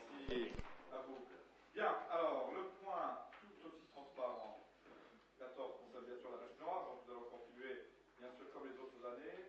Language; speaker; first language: French; native; French